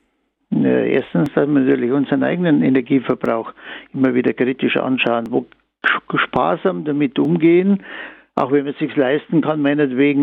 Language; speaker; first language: German; native; German